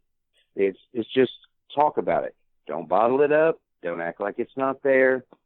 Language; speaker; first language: English; native; English